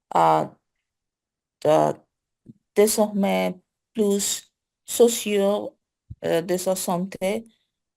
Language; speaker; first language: French; non-native, learner; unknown